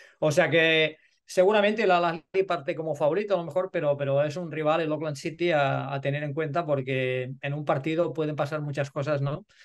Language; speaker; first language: Spanish; native; Spanish